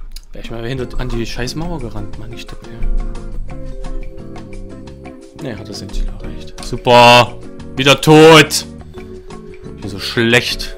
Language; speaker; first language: German; native; German